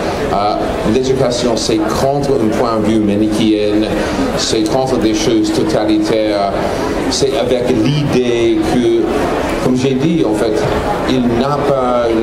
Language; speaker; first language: French; non-native, fluent; English